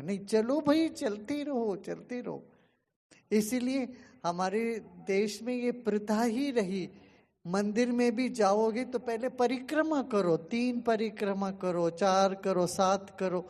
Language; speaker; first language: Hindi; non-native, local second language; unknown